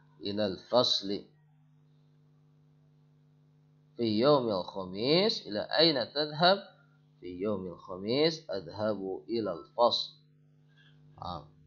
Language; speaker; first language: Arabic; non-native, fluent; Indonesian